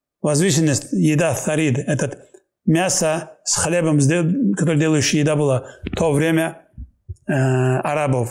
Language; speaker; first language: Russian; non-native, local second language; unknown